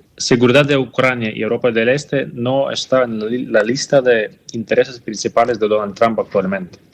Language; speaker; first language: Spanish; non-native, fluent; Ukrainian